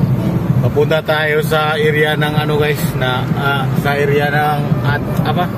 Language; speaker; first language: Filipino; early bilingual, heritage; Filipino